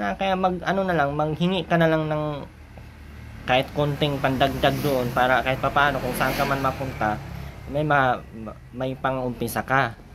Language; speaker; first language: Filipino; native; Filipino